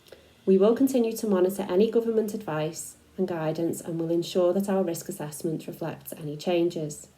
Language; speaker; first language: English; native; English